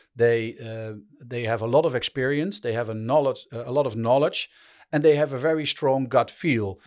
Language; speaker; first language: English; non-native, fluent; Dutch